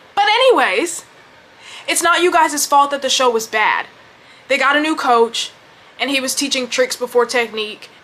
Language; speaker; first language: English; native; English